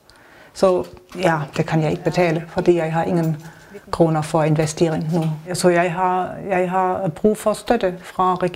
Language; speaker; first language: Danish; non-native, learner; German